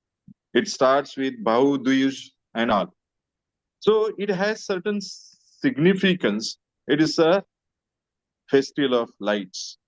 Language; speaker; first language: English; non-native, local second language; Marathi